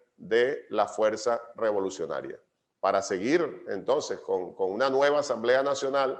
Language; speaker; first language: Spanish; native; Spanish